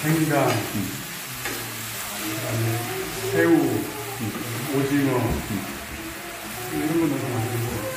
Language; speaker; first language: Korean; non-native, fluent; Sinhala